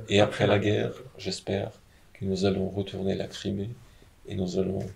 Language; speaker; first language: French; non-native, fluent; Ukrainian